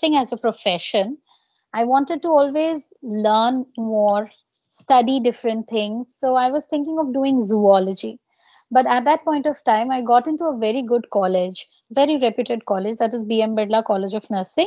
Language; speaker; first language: English; non-native, local second language; Bangla